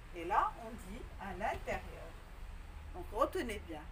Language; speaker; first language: French; non-native, local second language; Arabic